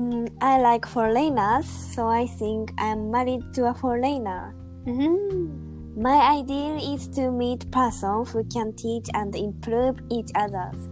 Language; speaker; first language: English; non-native, learner; Japanese